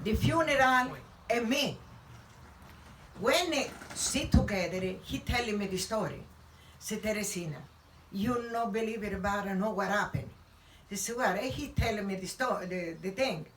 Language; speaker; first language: English; non-native, learner; Italian